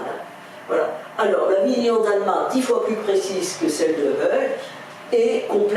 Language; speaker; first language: French; native; French